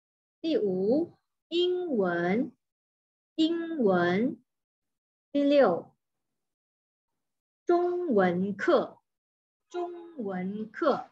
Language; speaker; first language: Chinese; non-native, fluent; Indonesian